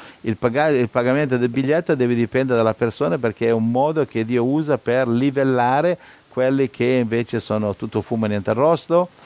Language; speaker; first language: Italian; native; Italian